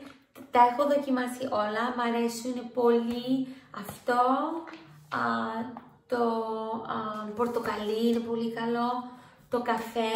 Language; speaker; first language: Greek; early bilingual, heritage; English